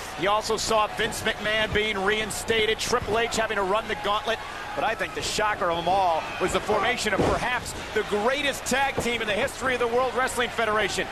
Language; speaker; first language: English; native; English